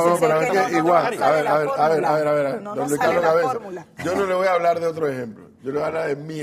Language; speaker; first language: Spanish; native; Spanish